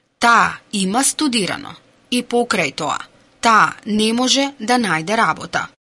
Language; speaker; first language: Macedonian; native; Macedonian